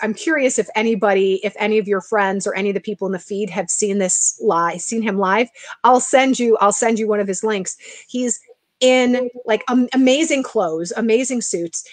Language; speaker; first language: English; native; English